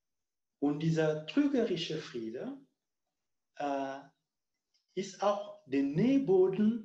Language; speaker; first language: German; non-native, fluent; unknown